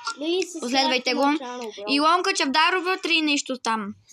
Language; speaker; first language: Bulgarian; early bilingual, other home language; Russian